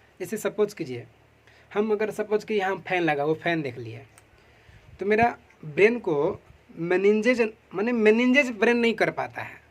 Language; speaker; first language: Hindi; native; Hindi